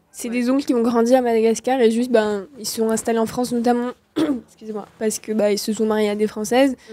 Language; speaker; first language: French; non-native, local second language; Malagasy